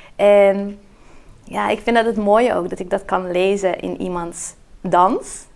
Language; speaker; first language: Dutch; non-native, fluent; Portuguese